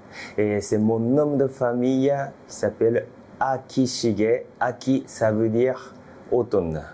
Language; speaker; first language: French; non-native, fluent; Japanese